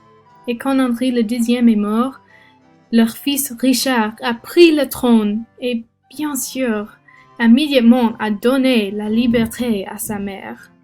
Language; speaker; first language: French; non-native, learner; English